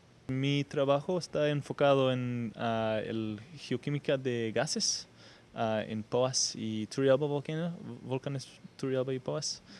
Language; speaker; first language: Spanish; non-native, fluent; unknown